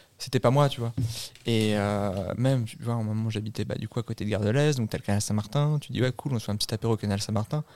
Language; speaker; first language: French; native; French